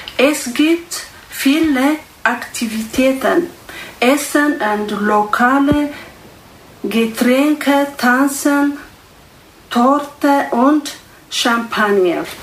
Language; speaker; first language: German; non-native, learner; Tigrinya